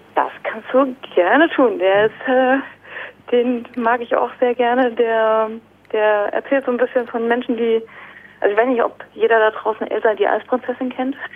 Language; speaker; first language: German; native; German